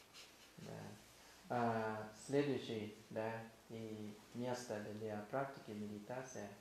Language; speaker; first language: Russian; non-native, learner; Thai